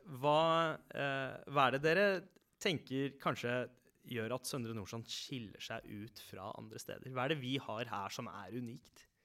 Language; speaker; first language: Norwegian; native; Norwegian